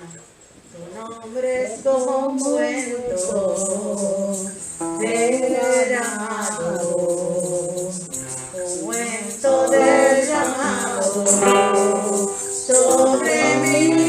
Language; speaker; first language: Spanish; native; Spanish